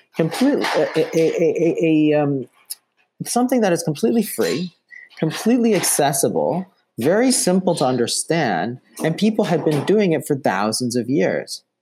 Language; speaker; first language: English; native; English